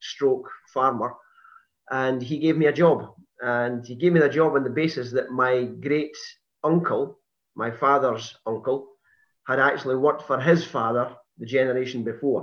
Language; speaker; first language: English; native; English